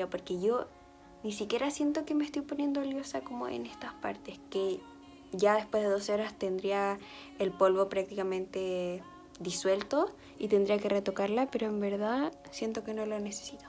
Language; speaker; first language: Spanish; native; Spanish